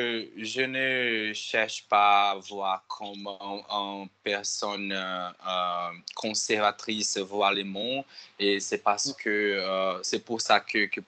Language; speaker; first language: French; non-native, learner; Portuguese